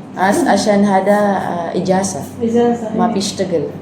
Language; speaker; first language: Arabic; non-native, learner; Filipino